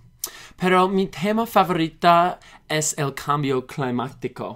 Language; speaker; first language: Spanish; non-native, learner; English